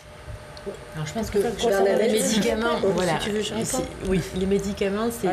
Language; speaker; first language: French; native; French